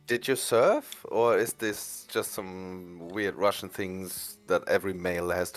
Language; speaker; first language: English; non-native, fluent; German